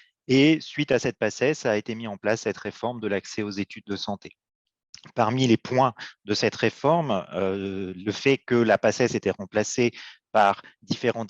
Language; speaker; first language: French; native; French